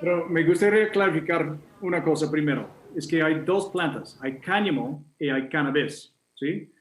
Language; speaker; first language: Spanish; non-native, fluent; English